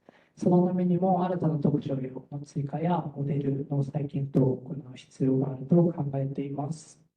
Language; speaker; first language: Japanese; native; Japanese